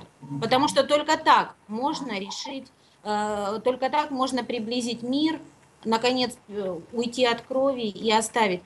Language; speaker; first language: Russian; native; Russian